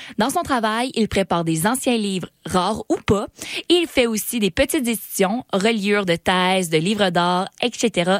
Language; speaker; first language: French; native; French